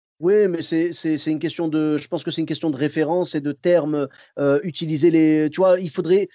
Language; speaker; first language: French; early bilingual, other home language; Arabic